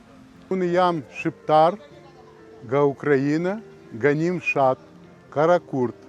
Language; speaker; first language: Albanian; early bilingual, heritage; Albanian